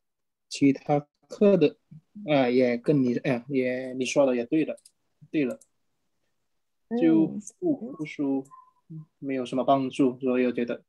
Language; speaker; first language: Chinese; non-native, fluent; Indonesian